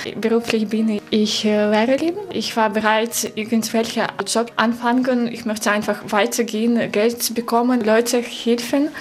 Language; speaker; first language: German; non-native, learner; Russian